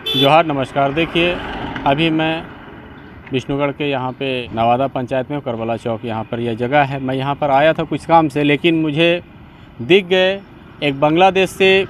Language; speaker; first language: Hindi; native; Hindi